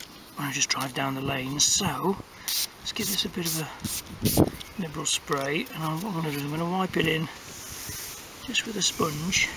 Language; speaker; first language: English; native; English